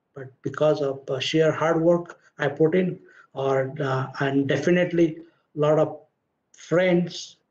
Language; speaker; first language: English; non-native, local second language; Marathi